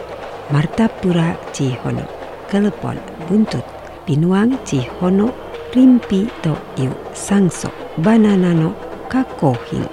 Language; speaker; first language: Japanese; non-native, fluent; Indonesian